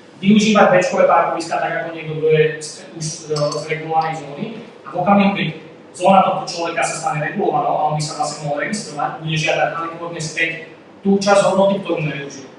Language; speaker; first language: Slovak; native; Slovak